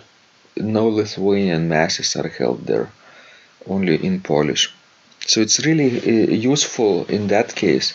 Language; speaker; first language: English; non-native, fluent; Lithuanian